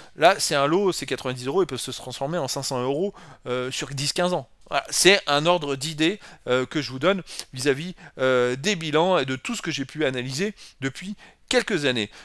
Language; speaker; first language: French; native; French